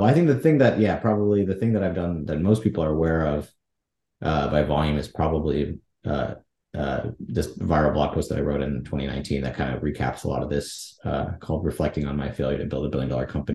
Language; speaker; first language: English; native; English